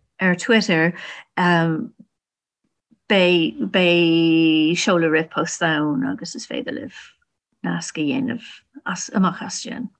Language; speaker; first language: Irish; non-native, learner; English